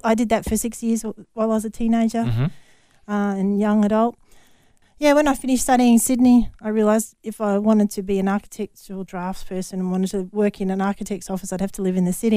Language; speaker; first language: English; native; English